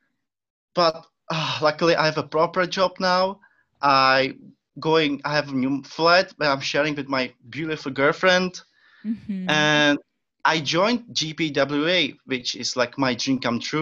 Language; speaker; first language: English; non-native, fluent; Czech